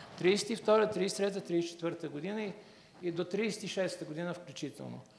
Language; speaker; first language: Bulgarian; native; Bulgarian